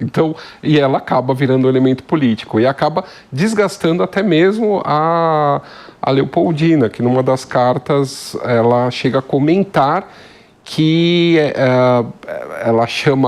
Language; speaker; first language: Portuguese; native; Portuguese